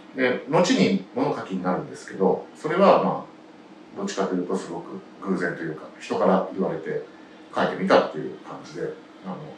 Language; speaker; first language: Japanese; native; Japanese